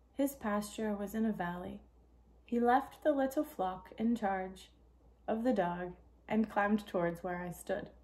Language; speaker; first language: English; native; English